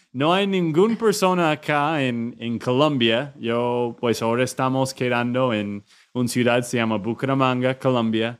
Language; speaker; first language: Spanish; non-native, learner; English